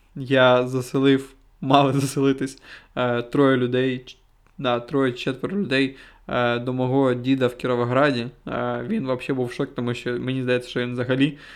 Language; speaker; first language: Ukrainian; non-native, local second language; Russian